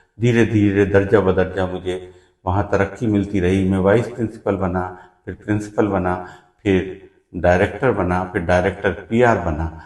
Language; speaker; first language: Hindi; native; Hindi